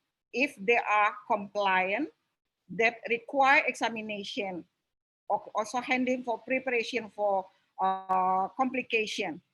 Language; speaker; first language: English; non-native, local second language; Indonesian